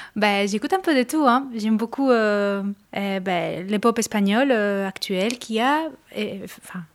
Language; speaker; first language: French; non-native, fluent; Spanish